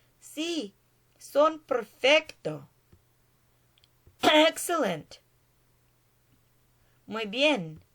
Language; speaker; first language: Spanish; non-native, learner; English